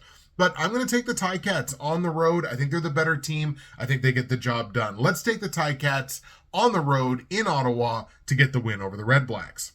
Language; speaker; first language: English; native; English